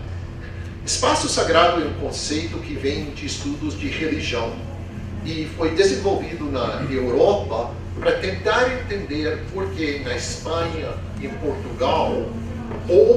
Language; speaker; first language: Portuguese; non-native, fluent; English